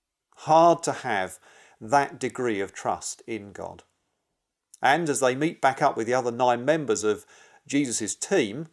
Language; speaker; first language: English; native; English